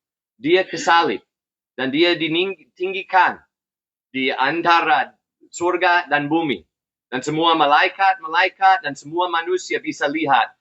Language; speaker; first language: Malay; non-native, fluent; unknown